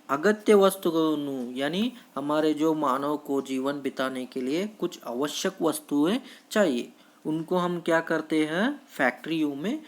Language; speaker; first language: Hindi; non-native, local second language; Kannada